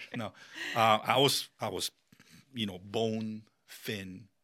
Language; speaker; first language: English; early bilingual, other home language; Spanish